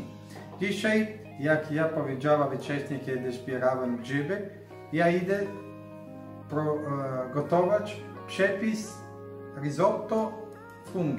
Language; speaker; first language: Polish; non-native, learner; Italian